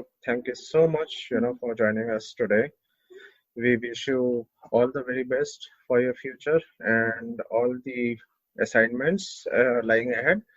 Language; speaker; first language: English; non-native, local second language; Hindi